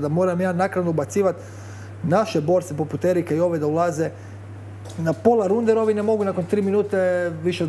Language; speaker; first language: Croatian; native; Croatian